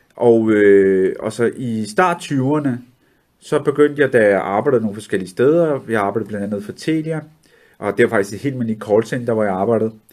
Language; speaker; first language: Danish; early bilingual, other home language; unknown